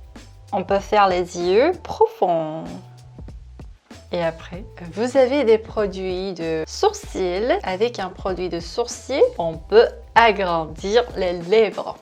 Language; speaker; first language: French; non-native, fluent; Korean